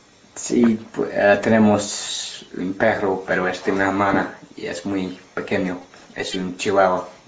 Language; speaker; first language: Spanish; non-native, learner; English